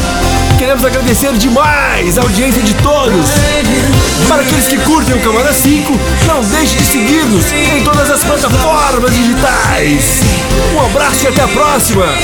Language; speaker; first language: Portuguese; native; Portuguese